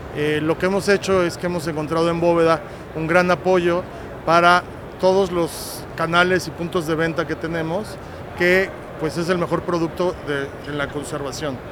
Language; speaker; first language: Spanish; native; Spanish